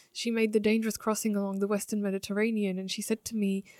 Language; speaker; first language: English; non-native, fluent; Slovak